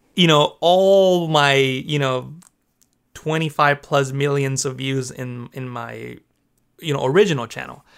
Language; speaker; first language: English; early bilingual, other home language; Spanish